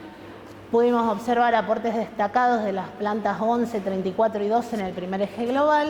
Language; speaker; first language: Spanish; native; Spanish